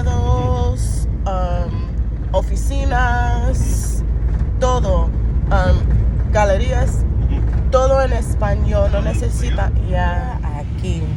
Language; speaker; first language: Spanish; non-native, learner; English